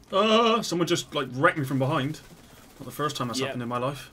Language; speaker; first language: English; native; English